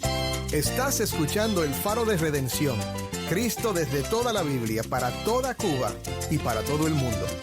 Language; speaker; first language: Spanish; native; Spanish